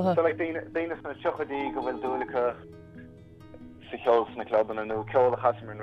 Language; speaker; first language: Irish; native; Irish